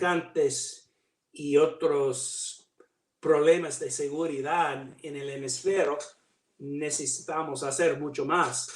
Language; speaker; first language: Spanish; non-native, fluent; English